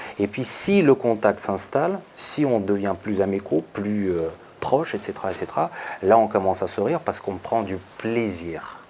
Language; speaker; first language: French; non-native, fluent; Russian